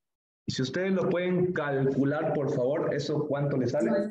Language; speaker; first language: Spanish; native; Spanish